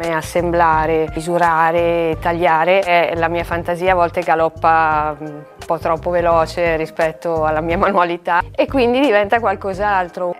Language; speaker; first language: Italian; native; Italian